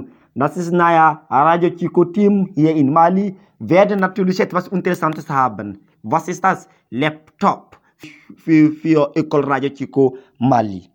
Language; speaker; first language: German; non-native, learner; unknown